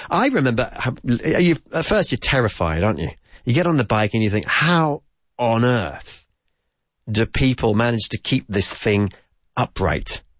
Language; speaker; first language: English; native; English